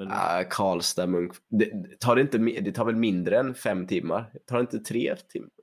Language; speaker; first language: Swedish; native; Swedish